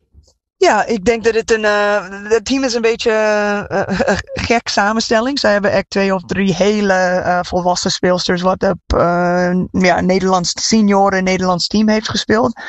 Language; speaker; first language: Dutch; non-native, fluent; English